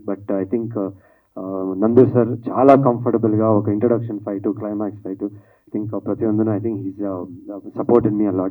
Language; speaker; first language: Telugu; non-native, learner; Kannada